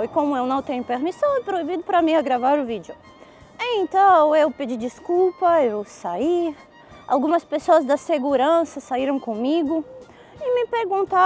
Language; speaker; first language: Portuguese; non-native, fluent; Armenian